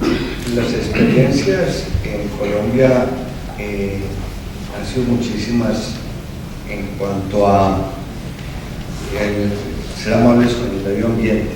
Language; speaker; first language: Spanish; native; Spanish